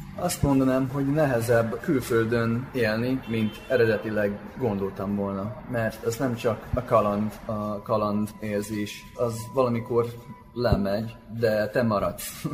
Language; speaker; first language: Hungarian; non-native, fluent; English